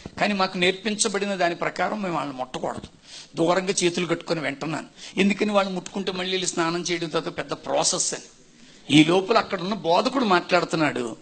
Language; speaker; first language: Telugu; non-native, local second language; Tamil